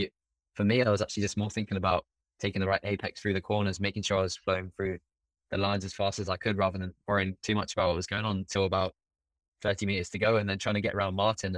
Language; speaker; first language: English; native; English